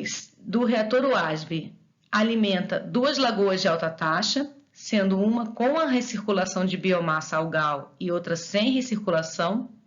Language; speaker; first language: Portuguese; native; Portuguese